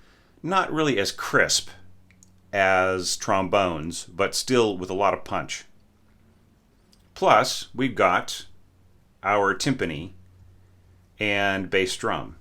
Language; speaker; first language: English; native; English